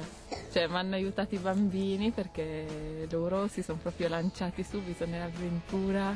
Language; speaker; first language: Italian; native; Italian